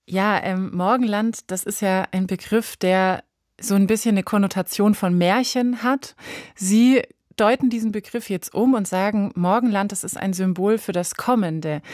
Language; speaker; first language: German; native; German